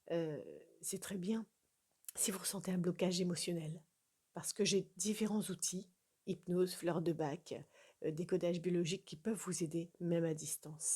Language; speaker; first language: French; native; French